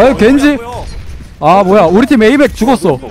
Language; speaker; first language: Korean; native; Korean